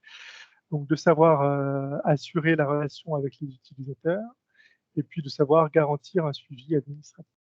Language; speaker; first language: French; native; French